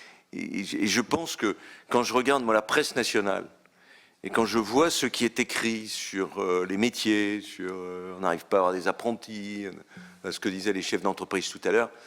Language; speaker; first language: French; native; French